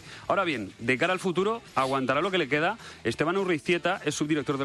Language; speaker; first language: Spanish; native; Spanish